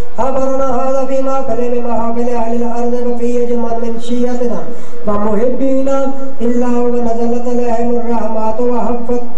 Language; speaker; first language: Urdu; non-native, local second language; Punjabi